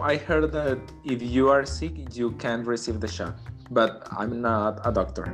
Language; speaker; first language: English; non-native, learner; Spanish